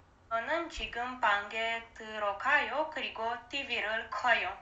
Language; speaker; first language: Korean; non-native, learner; Romanian